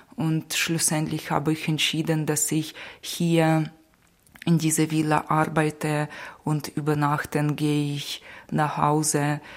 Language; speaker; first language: German; non-native, fluent; Ukrainian